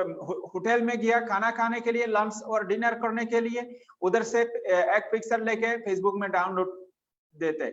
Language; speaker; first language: Hindi; non-native, fluent; Bangla